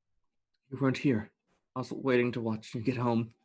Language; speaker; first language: English; native; English